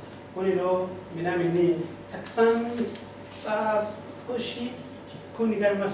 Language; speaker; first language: Japanese; non-native, learner; Mossi